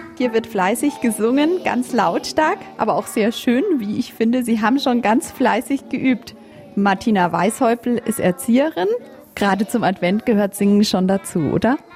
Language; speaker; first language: German; native; German